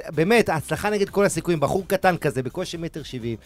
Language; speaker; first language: Hebrew; early bilingual, other home language; Spanish